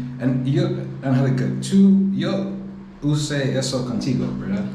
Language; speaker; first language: Spanish; non-native, learner; English